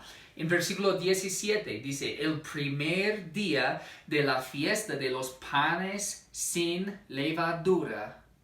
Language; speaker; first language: Spanish; non-native, fluent; English